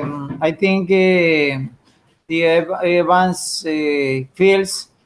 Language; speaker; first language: English; non-native, learner; Spanish